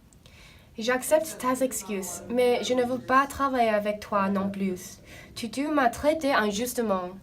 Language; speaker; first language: French; non-native, learner; English